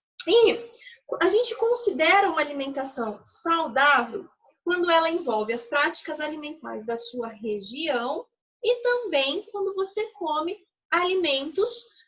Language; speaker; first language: Portuguese; native; Portuguese